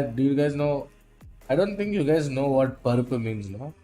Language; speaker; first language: English; non-native, local second language; Hindi